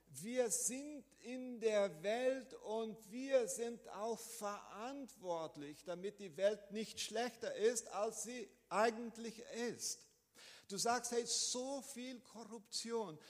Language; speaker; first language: German; non-native, fluent; Portuguese